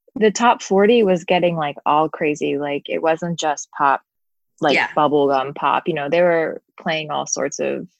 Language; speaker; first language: English; native; English